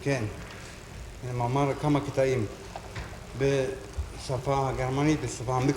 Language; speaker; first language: Hebrew; non-native, fluent; German